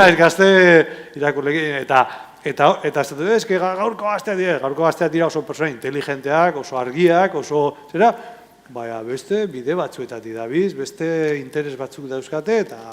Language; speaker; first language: Basque; non-native, local second language; Spanish